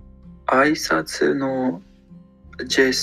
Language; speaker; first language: Japanese; non-native, fluent; French